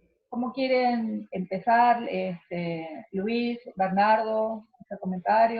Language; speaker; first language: Spanish; native; Spanish